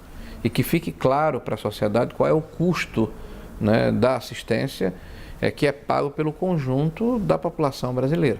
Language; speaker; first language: Portuguese; native; Portuguese